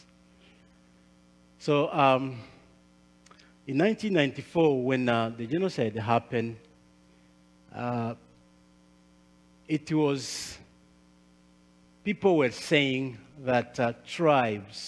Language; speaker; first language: English; non-native, local second language; Kinyarwanda